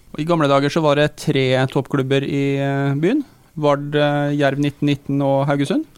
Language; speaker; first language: Norwegian; native; Norwegian